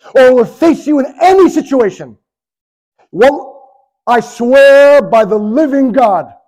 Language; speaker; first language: English; native; English